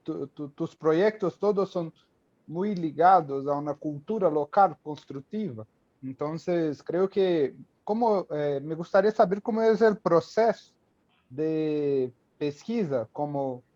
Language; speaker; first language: Spanish; non-native, learner; Portuguese